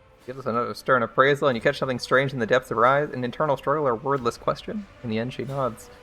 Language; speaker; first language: English; native; English